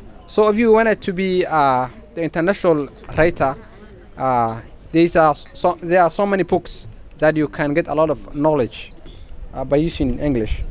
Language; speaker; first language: English; non-native, fluent; Somali